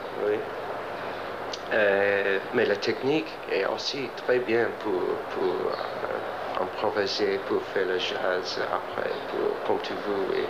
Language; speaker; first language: French; non-native, learner; English